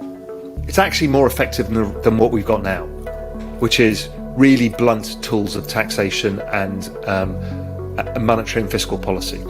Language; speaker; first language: English; native; English